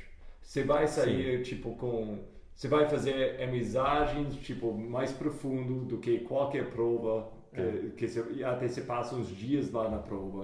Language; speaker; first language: Portuguese; non-native, fluent; English